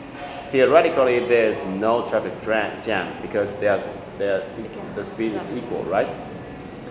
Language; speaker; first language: English; non-native, learner; Chinese